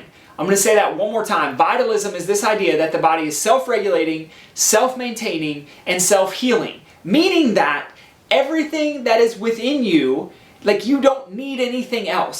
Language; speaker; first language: English; native; English